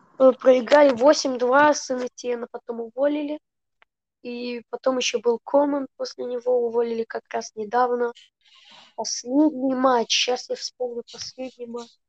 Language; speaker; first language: Russian; early bilingual, heritage; Russian